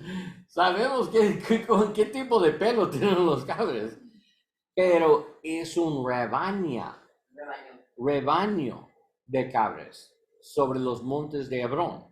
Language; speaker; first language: Spanish; non-native, learner; English